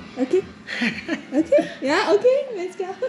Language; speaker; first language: English; non-native, fluent; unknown